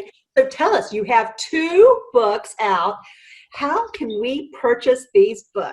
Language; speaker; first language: English; native; English